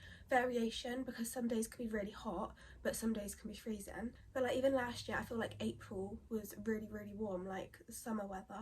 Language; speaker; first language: English; native; English